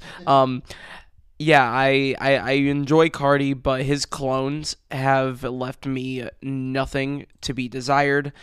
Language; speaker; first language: English; early bilingual, other home language; Spanish